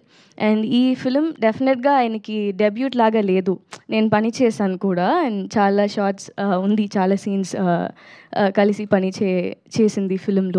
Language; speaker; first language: Telugu; non-native, learner; Tamil